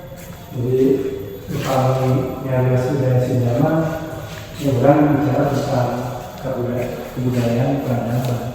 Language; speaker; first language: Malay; non-native, local second language; Sundanese